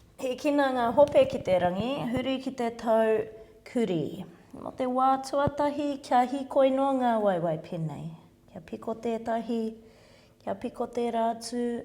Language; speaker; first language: Māori; non-native, local second language; English